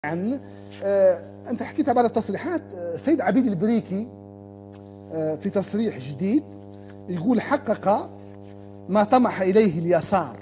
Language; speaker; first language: Arabic; native; Arabic